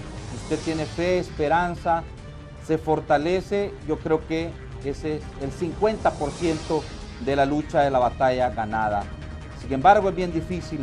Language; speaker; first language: Spanish; native; Spanish